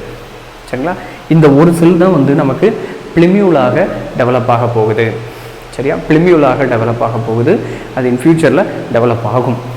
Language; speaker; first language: Tamil; native; Tamil